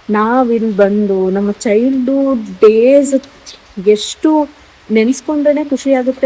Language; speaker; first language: Kannada; non-native, local second language; Tulu